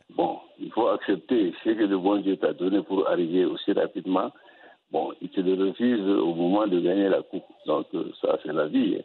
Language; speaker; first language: French; non-native, local second language; Bambara